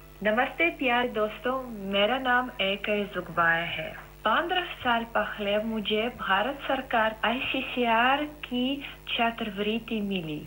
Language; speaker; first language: Hindi; non-native, fluent; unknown